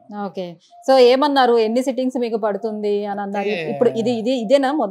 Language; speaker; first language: Telugu; native; Telugu